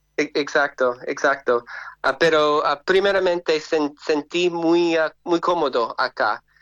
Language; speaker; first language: Spanish; non-native, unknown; English